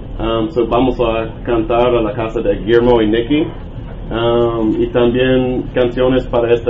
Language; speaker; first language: Spanish; non-native, learner; English